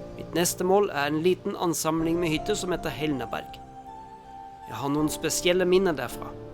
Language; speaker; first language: Norwegian; non-native, fluent; German